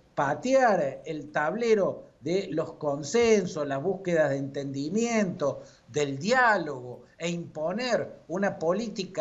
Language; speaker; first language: Spanish; native; Spanish